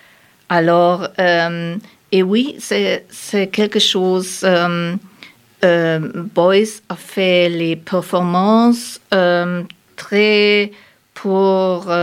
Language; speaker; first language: French; non-native, learner; German